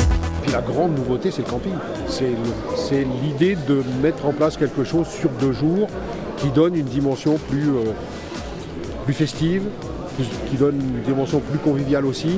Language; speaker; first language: French; native; French